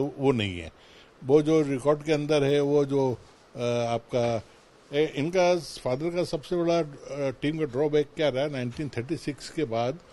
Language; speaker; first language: Hindi; native; Hindi